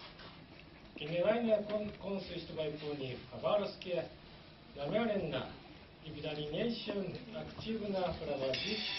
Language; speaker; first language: Russian; non-native, fluent; Japanese